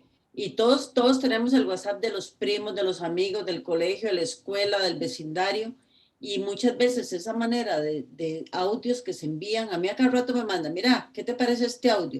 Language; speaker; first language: Spanish; native; Spanish